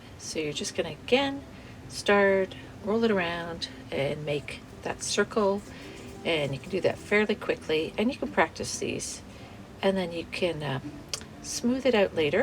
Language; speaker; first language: English; native; English